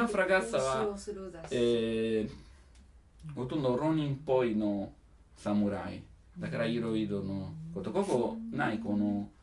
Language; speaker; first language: Japanese; non-native, learner; Italian